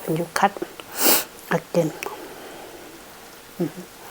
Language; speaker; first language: English; non-native, learner; Thai